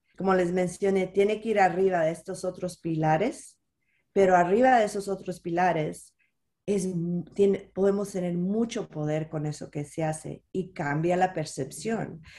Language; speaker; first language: Spanish; early bilingual, heritage; Spanish